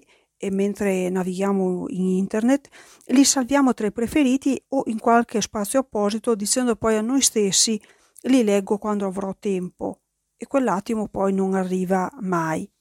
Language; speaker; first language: Italian; native; Italian